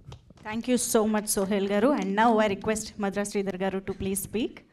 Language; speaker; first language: Telugu; native; Telugu